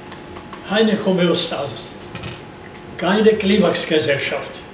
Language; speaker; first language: German; non-native, learner; Georgian